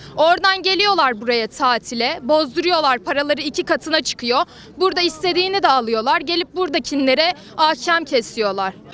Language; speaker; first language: Turkish; native; Turkish